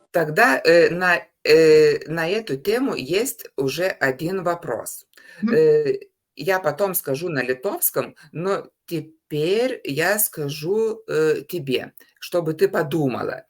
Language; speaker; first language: Russian; non-native, fluent; Lithuanian